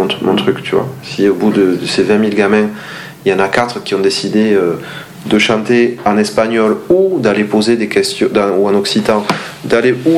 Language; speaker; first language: French; native; French